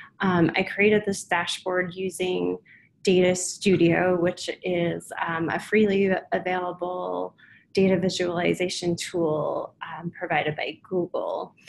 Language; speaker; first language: English; native; English